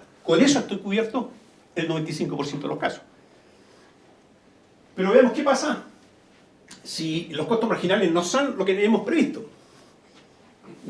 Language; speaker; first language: Spanish; native; Spanish